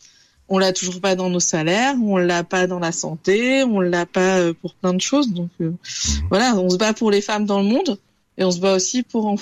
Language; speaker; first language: French; native; French